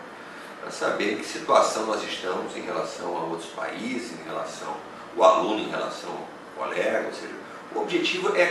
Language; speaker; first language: Portuguese; native; Portuguese